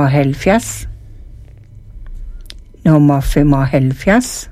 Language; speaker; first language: Danish; native; Danish